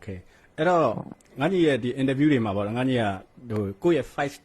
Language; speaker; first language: Burmese; native; Burmese